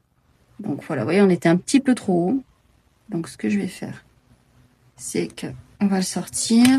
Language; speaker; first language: French; native; French